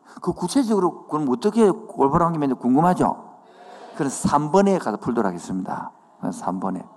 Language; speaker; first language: Korean; native; Korean